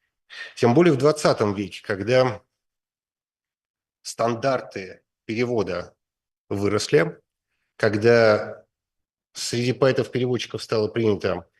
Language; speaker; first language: Russian; native; Russian